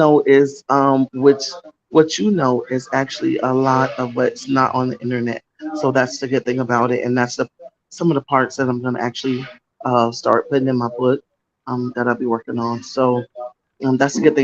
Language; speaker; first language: English; native; English